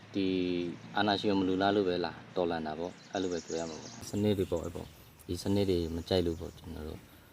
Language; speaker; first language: Burmese; native; Burmese